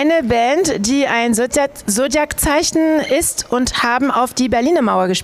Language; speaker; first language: German; non-native, fluent; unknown